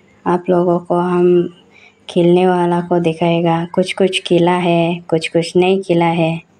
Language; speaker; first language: Hindi; non-native, local second language; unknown